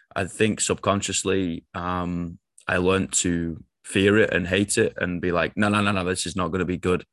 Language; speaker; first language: English; native; English